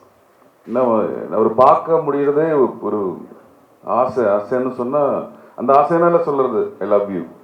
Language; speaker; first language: Tamil; non-native, learner; Malayalam